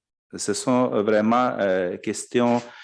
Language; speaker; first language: French; non-native, fluent; Czech